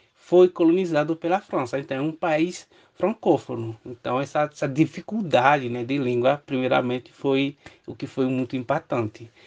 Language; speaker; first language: Portuguese; non-native, fluent; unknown